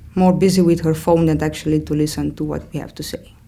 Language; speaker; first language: English; non-native, fluent; Romanian